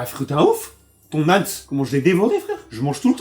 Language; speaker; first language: French; native; French